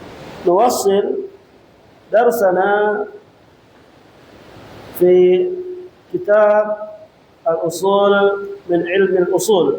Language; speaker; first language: Arabic; non-native, fluent; Indonesian